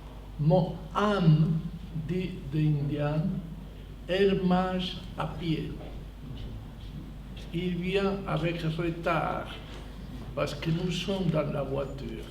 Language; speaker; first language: French; non-native, fluent; Spanish